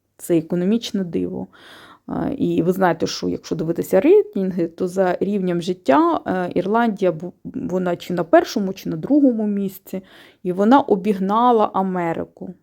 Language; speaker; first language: Ukrainian; non-native, local second language; Russian